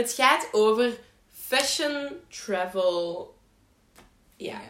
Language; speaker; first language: Dutch; native; Dutch